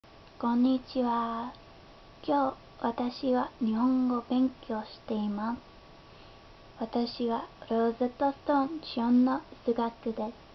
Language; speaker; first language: Japanese; non-native, learner; English